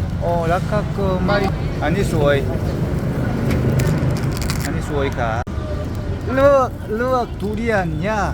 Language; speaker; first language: Thai; non-native, learner; Korean